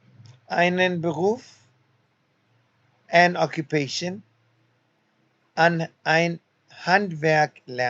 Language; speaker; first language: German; non-native, learner; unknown